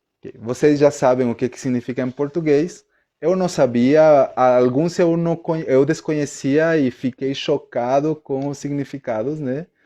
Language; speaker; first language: Portuguese; non-native, fluent; Spanish